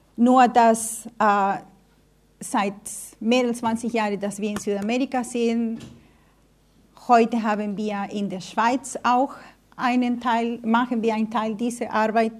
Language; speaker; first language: German; non-native, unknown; Spanish